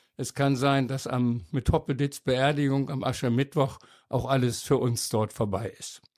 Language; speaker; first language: German; native; German